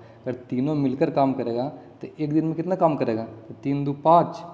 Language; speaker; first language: Hindi; native; Hindi